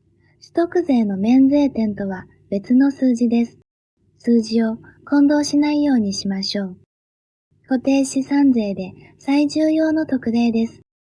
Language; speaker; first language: Japanese; native; Japanese